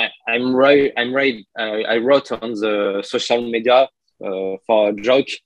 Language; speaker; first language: English; non-native, learner; French